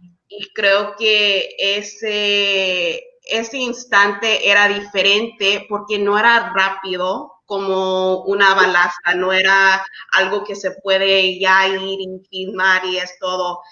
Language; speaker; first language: Spanish; early bilingual, heritage; English